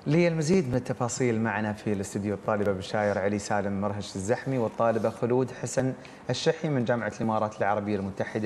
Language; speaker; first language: Arabic; native; Arabic